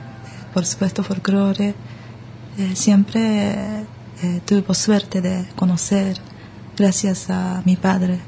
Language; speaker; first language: Spanish; early bilingual, other home language; Japanese